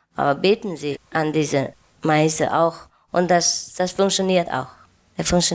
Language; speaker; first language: German; non-native, learner; Vietnamese